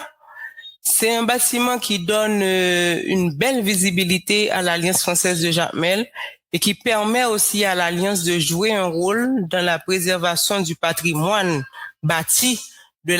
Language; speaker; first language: French; non-native, local second language; Haitian Creole